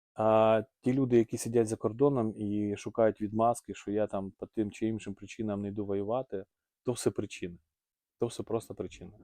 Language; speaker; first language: Ukrainian; non-native, local second language; Russian